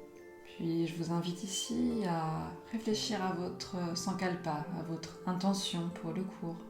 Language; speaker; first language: French; native; French